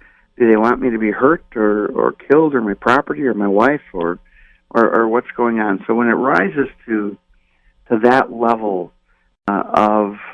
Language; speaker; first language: English; native; English